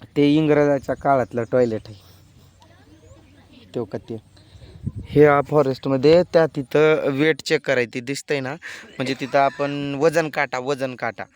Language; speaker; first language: Marathi; non-native, local second language; Lambadi